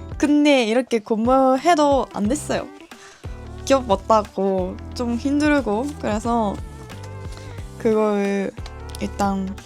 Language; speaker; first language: Korean; non-native, learner; Japanese